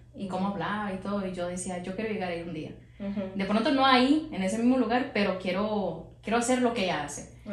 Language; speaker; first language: Spanish; early bilingual, heritage; Spanish